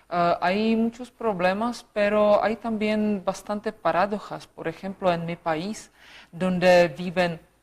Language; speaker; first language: Spanish; non-native, fluent; Czech